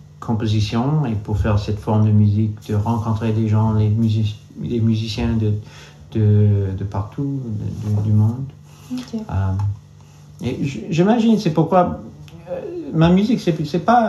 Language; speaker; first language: French; non-native, learner; English